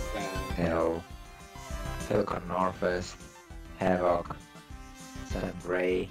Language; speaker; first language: English; non-native, learner; German